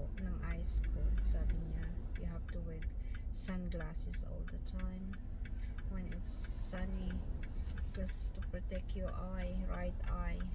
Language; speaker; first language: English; non-native, local second language; Filipino